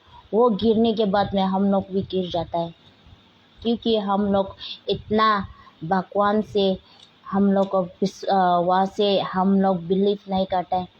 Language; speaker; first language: Hindi; non-native, local second language; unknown